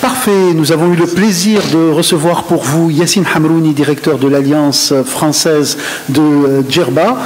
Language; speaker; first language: French; non-native, local second language; Arabic